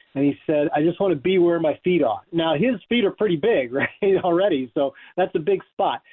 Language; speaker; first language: English; native; English